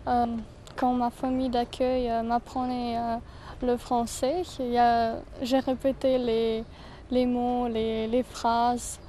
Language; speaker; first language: French; non-native, fluent; Ukrainian